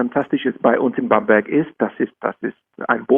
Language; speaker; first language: German; non-native, fluent; Czech